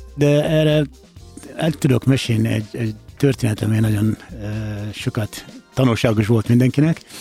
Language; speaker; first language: Hungarian; non-native, fluent; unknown